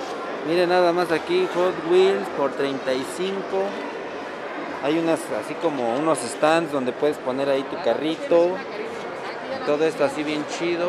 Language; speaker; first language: Spanish; native; Spanish